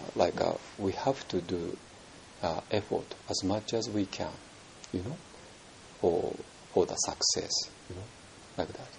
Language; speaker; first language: English; non-native, fluent; Japanese